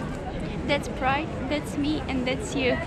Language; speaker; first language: English; non-native, learner; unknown